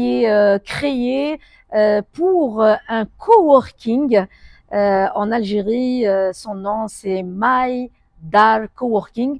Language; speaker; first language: French; non-native, local second language; Arabic